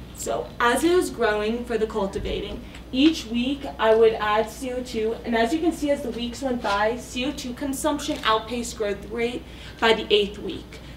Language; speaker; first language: English; native; English